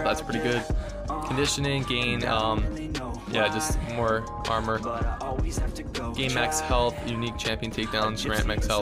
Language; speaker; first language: English; native; English